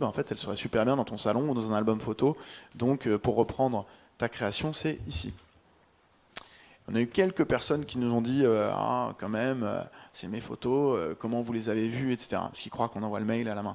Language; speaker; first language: French; native; French